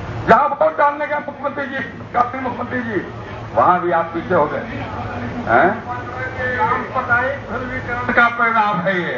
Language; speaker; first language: Hindi; native; Hindi